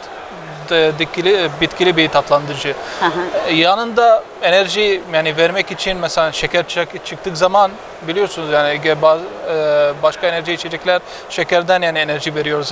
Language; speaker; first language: Turkish; non-native, fluent; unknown